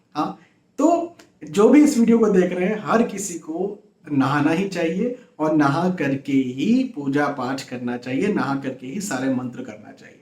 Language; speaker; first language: Hindi; native; Hindi